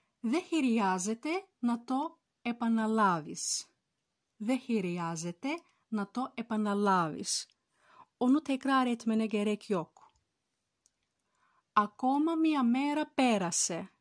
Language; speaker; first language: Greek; non-native, fluent; Turkish